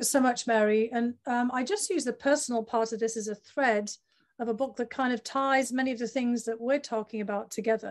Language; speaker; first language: English; native; English